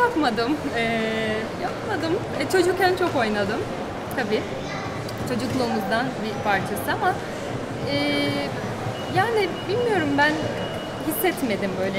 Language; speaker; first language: Turkish; non-native, fluent; Portuguese